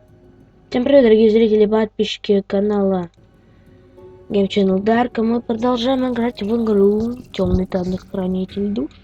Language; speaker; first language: Russian; native; Russian